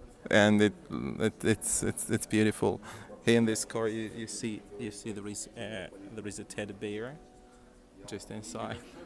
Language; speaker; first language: English; non-native, fluent; Russian